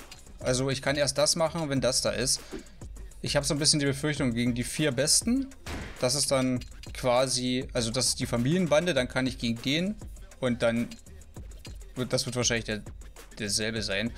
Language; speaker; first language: German; native; German